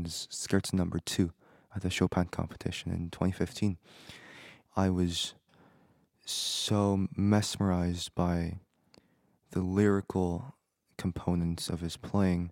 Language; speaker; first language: English; non-native, fluent; Korean